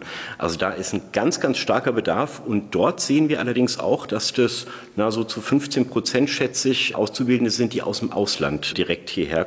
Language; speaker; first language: German; native; German